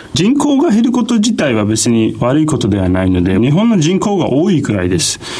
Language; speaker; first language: Japanese; non-native, fluent; Turkish